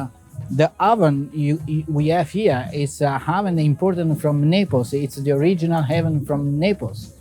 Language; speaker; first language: English; non-native, fluent; Italian